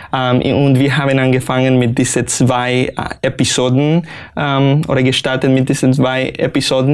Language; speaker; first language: German; non-native, learner; Spanish